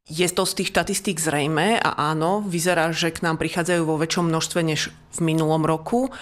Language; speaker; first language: Slovak; native; Slovak